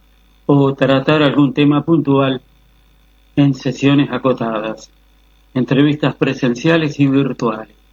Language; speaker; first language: Spanish; native; Spanish